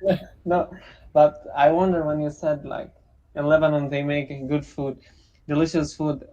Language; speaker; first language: English; non-native, learner; Arabic